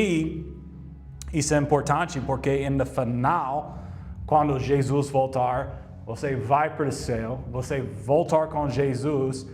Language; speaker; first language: Portuguese; non-native, learner; English